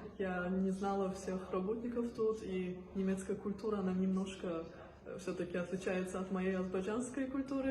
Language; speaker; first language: Russian; non-native, local second language; Azerbaijani